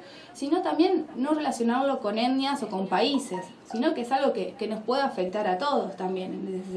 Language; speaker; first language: Spanish; native; Spanish